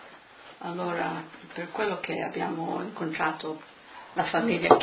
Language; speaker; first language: Italian; non-native, local second language; Friulian